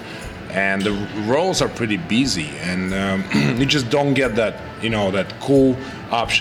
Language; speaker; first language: English; non-native, fluent; Russian